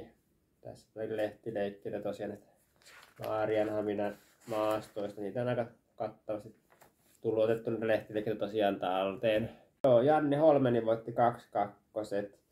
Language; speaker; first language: Finnish; native; Finnish